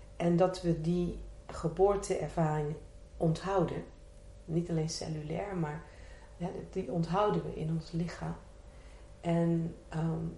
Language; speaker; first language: Dutch; native; Dutch